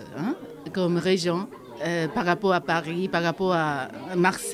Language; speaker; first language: French; non-native, fluent; Japanese